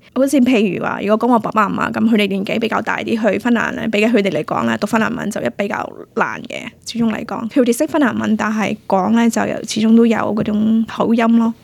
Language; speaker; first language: Cantonese; early bilingual, heritage; Cantonese